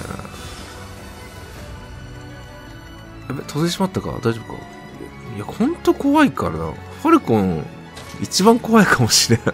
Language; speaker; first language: Japanese; native; Japanese